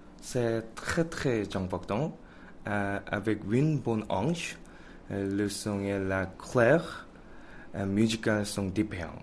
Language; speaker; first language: French; non-native, learner; Korean